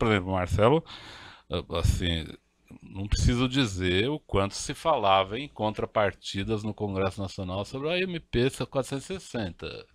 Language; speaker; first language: Portuguese; native; Portuguese